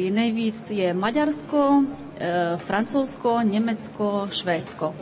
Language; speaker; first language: Czech; early bilingual, heritage; Czech